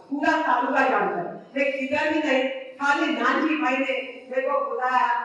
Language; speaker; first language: Hindi; non-native, local second language; Marathi